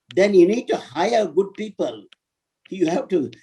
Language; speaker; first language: English; non-native, local second language; Tamil